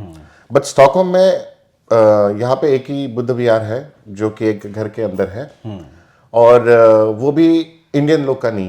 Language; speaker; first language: Hindi; native; Hindi